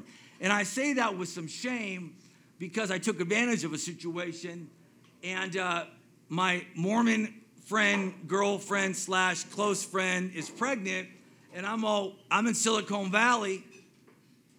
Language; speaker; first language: English; native; English